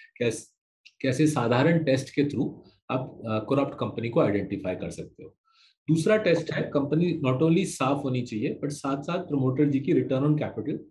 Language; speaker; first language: Hindi; non-native, local second language; Bangla